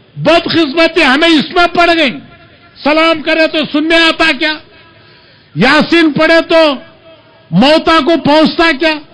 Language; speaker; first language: Urdu; native; Urdu